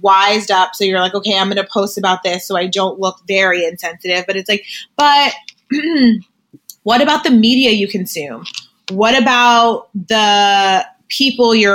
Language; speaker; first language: English; native; English